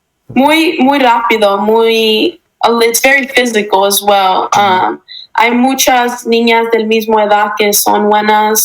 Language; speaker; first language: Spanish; early bilingual, heritage; English